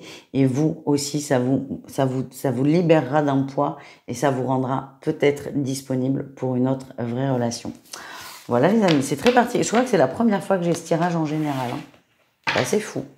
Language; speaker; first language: French; native; French